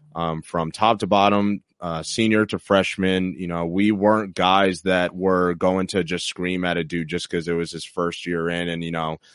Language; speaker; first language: English; native; English